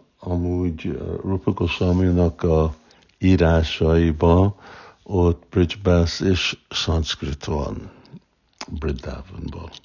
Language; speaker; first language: Hungarian; non-native, fluent; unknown